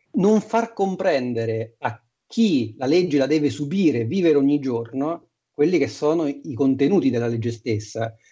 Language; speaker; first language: Italian; native; Italian